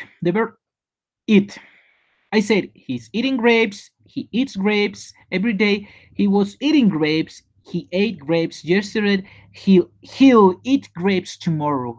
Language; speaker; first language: English; non-native, learner; Spanish